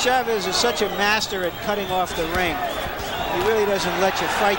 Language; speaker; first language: English; native; English